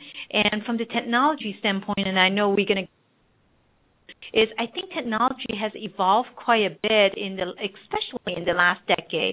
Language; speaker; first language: English; non-native, local second language; Cantonese